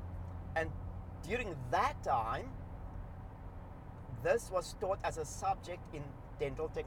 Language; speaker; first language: English; non-native, local second language; Afrikaans